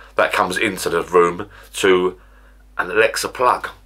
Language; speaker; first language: English; native; English